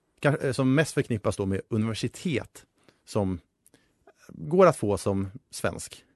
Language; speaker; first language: Swedish; native; Swedish